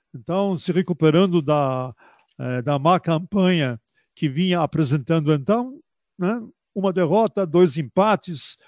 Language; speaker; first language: Portuguese; early bilingual, other home language; German